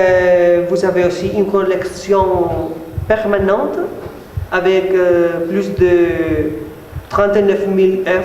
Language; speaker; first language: French; non-native, learner; Spanish